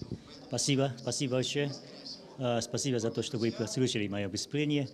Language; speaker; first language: Russian; non-native, learner; Japanese